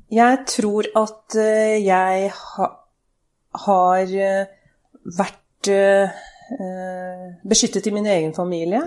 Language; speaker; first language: Norwegian; early bilingual, other home language; Urdu